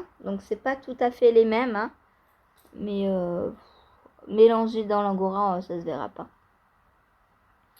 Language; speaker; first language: French; native; French